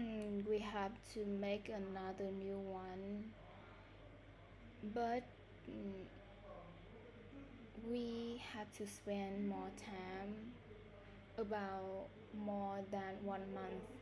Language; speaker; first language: English; non-native, learner; Vietnamese